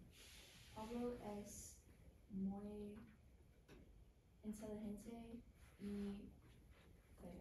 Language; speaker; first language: Spanish; non-native, learner; English